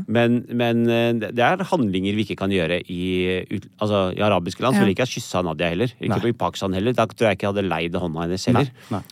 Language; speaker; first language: Norwegian; early bilingual, other home language; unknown